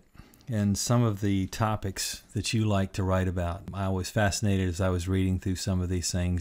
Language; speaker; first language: English; native; English